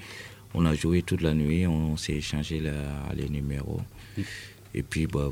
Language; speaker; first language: French; non-native, local second language; Wolof